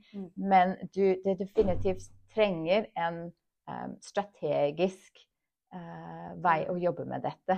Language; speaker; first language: Norwegian; non-native, fluent; English